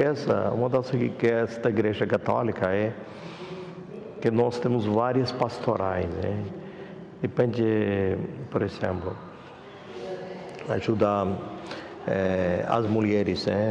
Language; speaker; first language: Portuguese; non-native, fluent; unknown